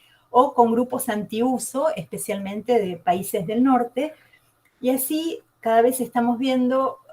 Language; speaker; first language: Spanish; native; Spanish